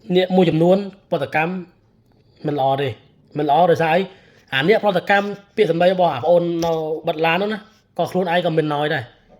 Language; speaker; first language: Khmer; native; Khmer